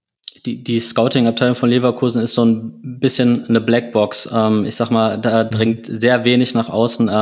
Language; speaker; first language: German; native; German